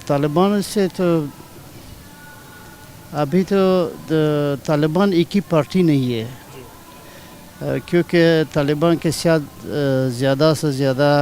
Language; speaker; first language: Hindi; non-native, learner; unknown